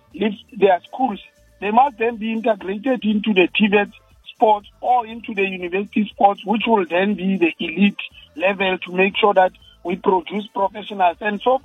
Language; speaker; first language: English; non-native, local second language; Tswana